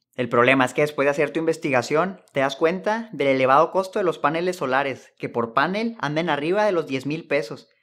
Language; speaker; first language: Spanish; native; Spanish